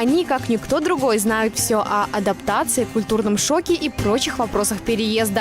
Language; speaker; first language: Russian; native; Russian